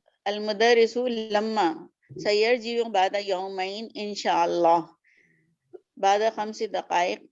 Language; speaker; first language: Arabic; non-native, learner; Urdu